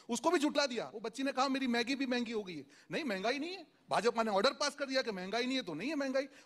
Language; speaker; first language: Hindi; non-native, local second language; Gujarati